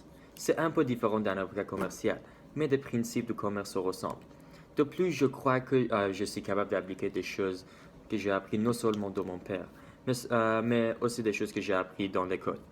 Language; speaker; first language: French; non-native, learner; Persian